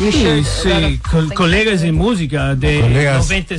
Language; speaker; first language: Spanish; non-native, learner; English